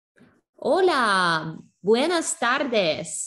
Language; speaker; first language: Spanish; non-native, learner; English